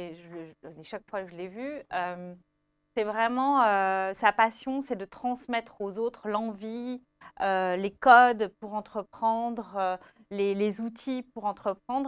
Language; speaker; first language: French; native; French